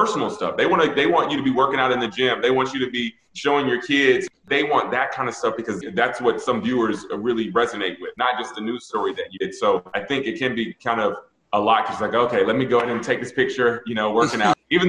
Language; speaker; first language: English; native; English